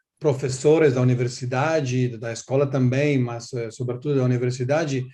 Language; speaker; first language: Portuguese; non-native, learner; Italian